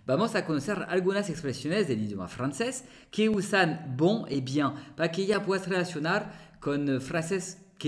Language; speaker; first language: Spanish; non-native, fluent; French